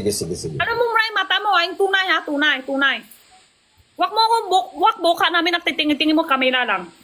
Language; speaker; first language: Filipino; non-native, learner; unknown